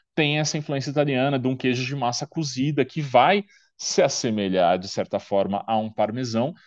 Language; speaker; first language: Portuguese; native; Portuguese